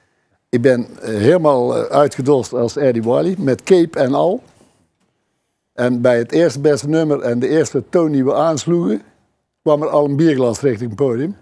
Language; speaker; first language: Dutch; native; Dutch